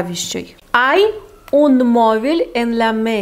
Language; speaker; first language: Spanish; non-native, fluent; Lithuanian